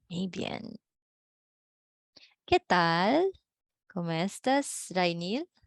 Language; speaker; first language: Spanish; non-native, fluent; Filipino